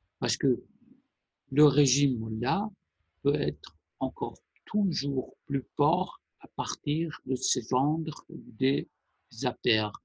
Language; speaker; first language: French; non-native, fluent; Persian